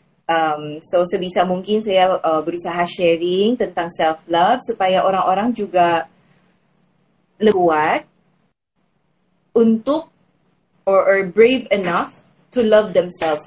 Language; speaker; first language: Indonesian; non-native, fluent; Filipino